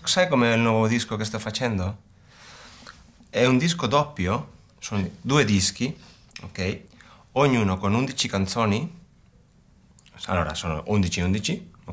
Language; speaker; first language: Italian; early bilingual, heritage; Spanish